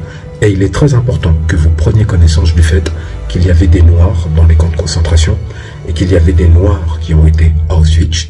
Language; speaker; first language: French; native; French